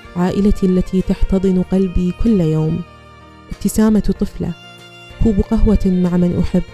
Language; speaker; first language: Arabic; early bilingual, other home language; German